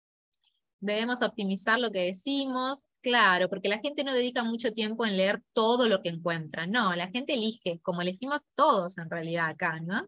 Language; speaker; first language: Spanish; native; Spanish